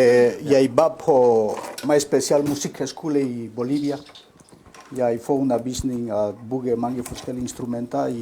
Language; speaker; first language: Danish; non-native, learner; Spanish